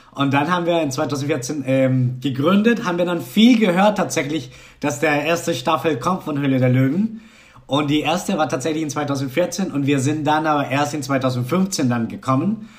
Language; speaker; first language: German; non-native, fluent; Spanish